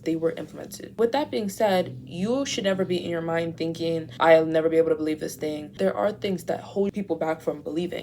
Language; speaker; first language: English; native; English